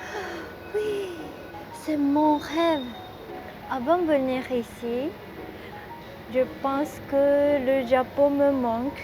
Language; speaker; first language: French; non-native, learner; Japanese